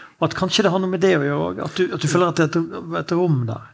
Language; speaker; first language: Norwegian; native; Norwegian